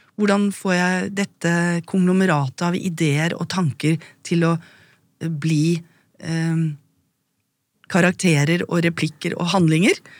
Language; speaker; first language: Norwegian; native; Norwegian